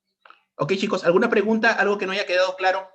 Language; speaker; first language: Spanish; native; Spanish